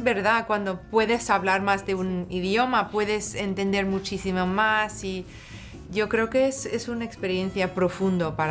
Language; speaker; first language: Spanish; non-native, fluent; English